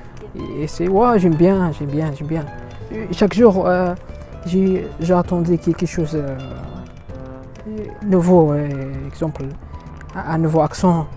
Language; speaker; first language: French; non-native, learner; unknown